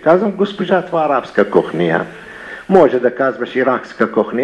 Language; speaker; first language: Bulgarian; non-native, learner; Arabic